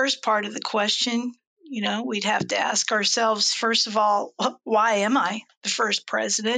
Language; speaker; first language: English; native; English